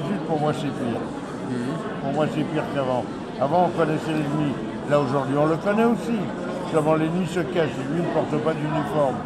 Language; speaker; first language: French; early bilingual, other home language; Yiddish